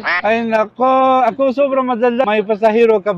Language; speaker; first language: Filipino; non-native, learner; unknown